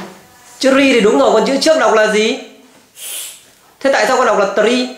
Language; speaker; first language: Vietnamese; native; Vietnamese